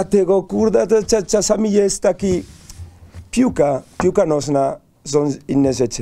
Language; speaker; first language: Polish; non-native, learner; Spanish